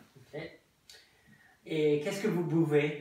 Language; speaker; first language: French; non-native, fluent; English